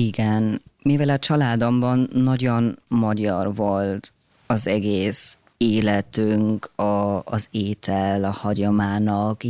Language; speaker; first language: Hungarian; early bilingual, heritage; German